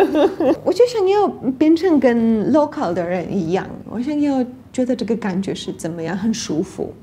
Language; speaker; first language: Chinese; non-native, fluent; Polish